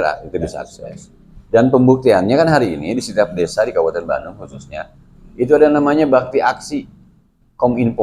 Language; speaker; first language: Indonesian; non-native, local second language; Sundanese